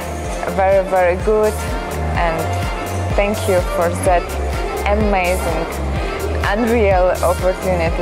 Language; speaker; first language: English; non-native, learner; Ukrainian